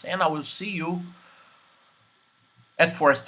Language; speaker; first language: English; non-native, fluent; Portuguese